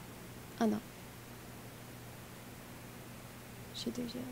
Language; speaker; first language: French; non-native, fluent; English